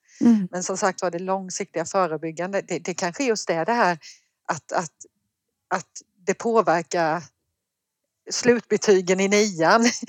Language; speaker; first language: Swedish; native; Swedish